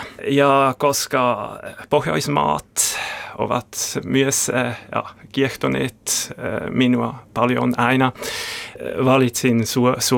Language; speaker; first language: Finnish; non-native, learner; German